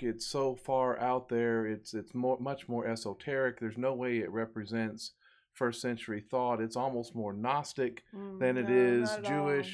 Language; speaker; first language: English; native; English